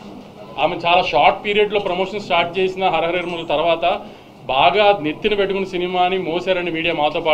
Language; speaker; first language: Telugu; native; Telugu